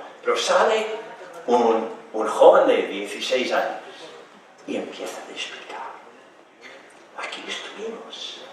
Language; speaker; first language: Spanish; non-native, fluent; English